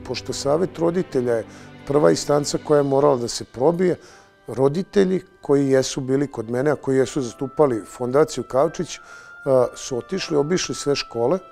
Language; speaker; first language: Serbian; native; Serbian